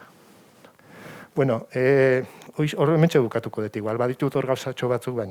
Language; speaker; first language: Basque; native; Basque